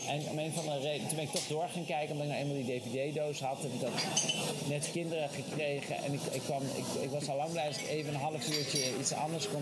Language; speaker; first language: Dutch; native; Dutch